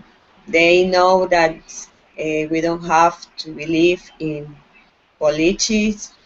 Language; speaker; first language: English; non-native, learner; Spanish